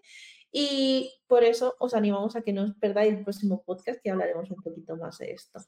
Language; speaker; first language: Spanish; early bilingual, other home language; Chinese